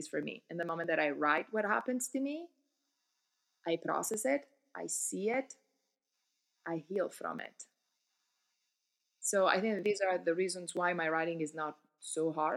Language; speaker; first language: English; non-native, fluent; Italian